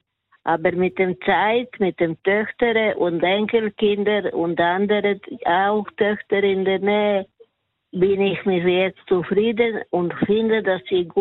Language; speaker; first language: German; non-native, fluent; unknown